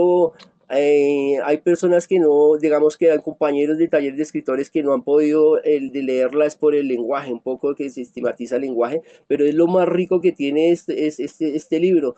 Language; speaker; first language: Spanish; native; Spanish